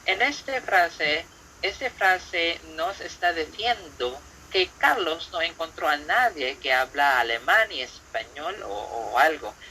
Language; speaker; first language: Spanish; non-native, fluent; Filipino